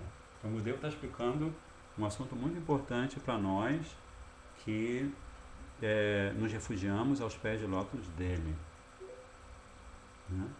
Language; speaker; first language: Portuguese; native; Portuguese